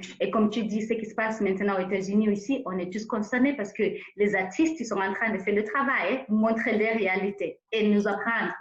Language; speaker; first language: French; non-native, fluent; English